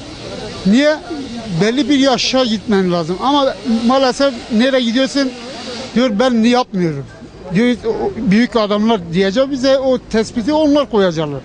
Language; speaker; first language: Turkish; non-native, local second language; Kurdish